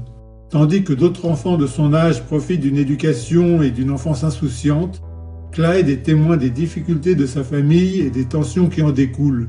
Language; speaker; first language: French; native; French